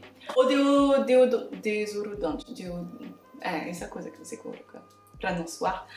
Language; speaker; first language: Portuguese; non-native, fluent; French